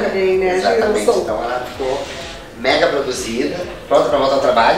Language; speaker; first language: Portuguese; native; Portuguese